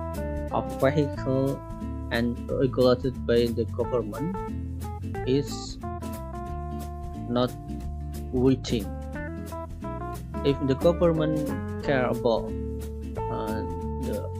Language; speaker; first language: English; non-native, learner; Indonesian